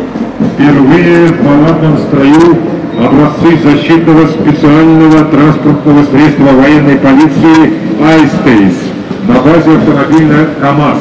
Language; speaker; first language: Russian; native; Russian